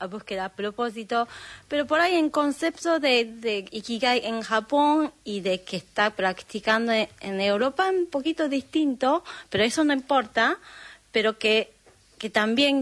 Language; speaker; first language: Spanish; non-native, fluent; Japanese